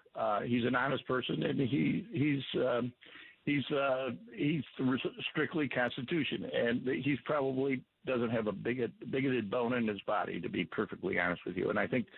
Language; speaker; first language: English; native; English